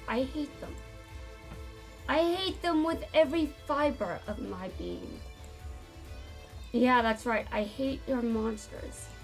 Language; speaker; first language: English; native; English